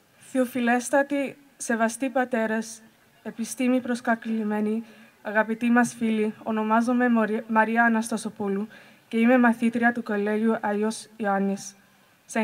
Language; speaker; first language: Greek; early bilingual, heritage; Greek